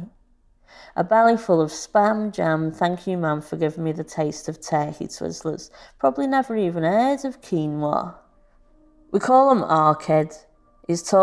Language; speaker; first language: English; native; English